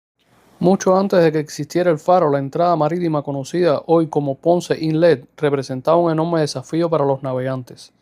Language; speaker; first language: Spanish; native; Spanish